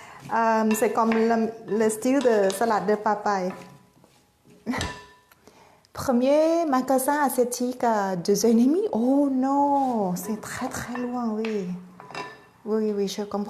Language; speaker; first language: French; non-native, fluent; Thai